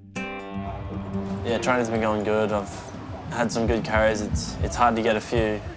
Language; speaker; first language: English; native; English